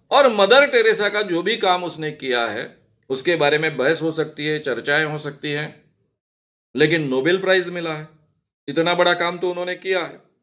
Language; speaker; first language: Hindi; non-native, local second language; Marathi